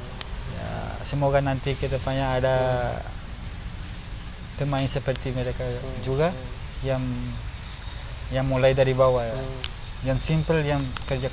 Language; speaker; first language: Indonesian; non-native, learner; Spanish